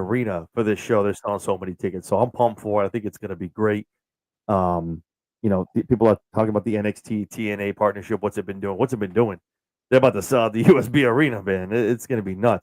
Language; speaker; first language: English; native; English